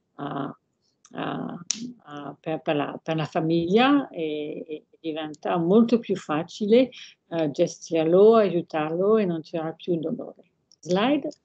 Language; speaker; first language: Italian; non-native, fluent; French